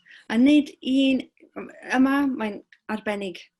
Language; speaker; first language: Welsh; non-native, fluent; English